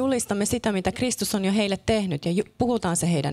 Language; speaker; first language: Finnish; native; Finnish